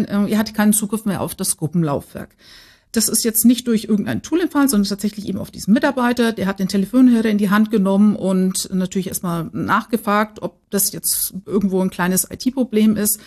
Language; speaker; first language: German; native; German